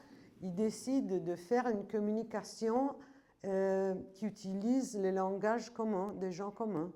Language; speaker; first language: French; non-native, fluent; Italian